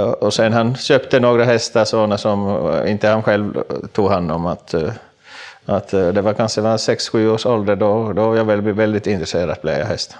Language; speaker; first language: Swedish; non-native, local second language; Finnish